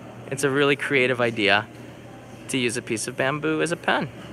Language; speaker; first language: English; native; English